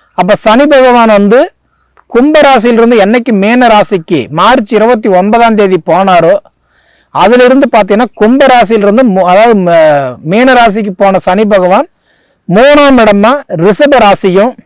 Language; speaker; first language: Tamil; native; Tamil